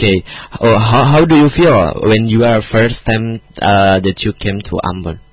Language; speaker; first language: English; non-native, fluent; Indonesian